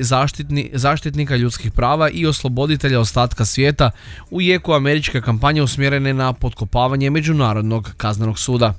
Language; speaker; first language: Croatian; native; Croatian